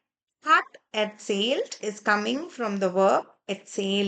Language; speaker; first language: German; non-native, fluent; Kannada